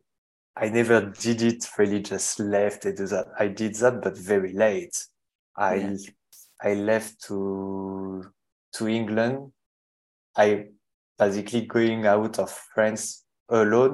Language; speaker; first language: English; non-native, learner; French